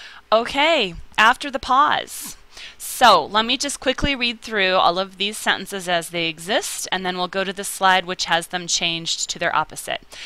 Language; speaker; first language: English; native; English